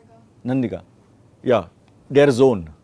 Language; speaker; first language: German; non-native, fluent; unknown